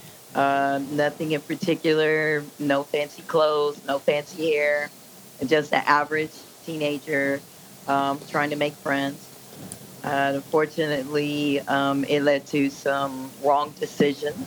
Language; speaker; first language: English; native; English